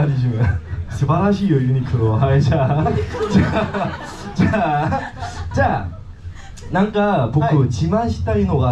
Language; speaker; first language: Japanese; non-native, fluent; Korean